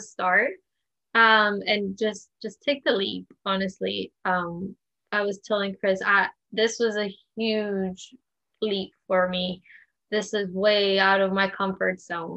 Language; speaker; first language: English; non-native, fluent; Spanish